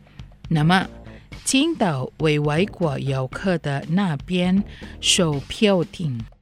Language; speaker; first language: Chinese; non-native, fluent; Indonesian